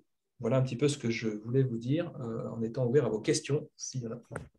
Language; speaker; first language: French; native; French